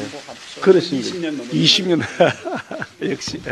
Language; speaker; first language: Korean; non-native, fluent; Chinese